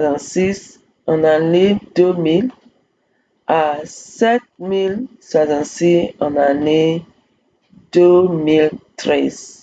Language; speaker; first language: French; non-native, fluent; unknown